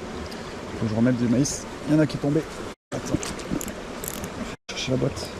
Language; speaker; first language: French; native; French